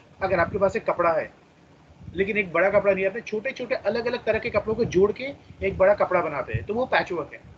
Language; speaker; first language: Hindi; non-native, local second language; Marathi